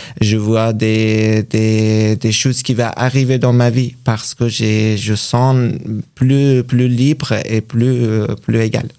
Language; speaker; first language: French; non-native, learner; Persian